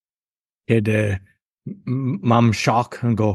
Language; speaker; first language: Polish; non-native, learner; English